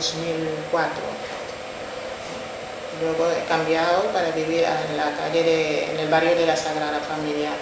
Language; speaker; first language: Spanish; non-native, fluent; Wolof